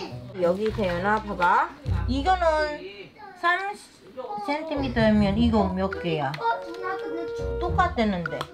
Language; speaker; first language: Korean; non-native, learner; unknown